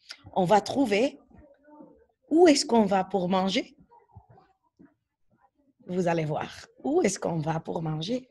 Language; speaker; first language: French; non-native, fluent; Spanish